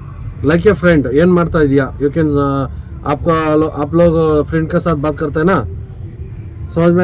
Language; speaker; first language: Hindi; non-native, local second language; Kannada